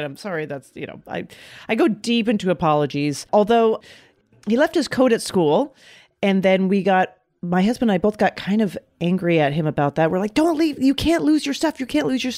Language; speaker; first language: English; native; English